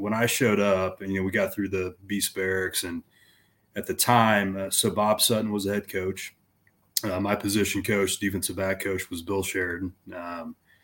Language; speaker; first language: English; native; English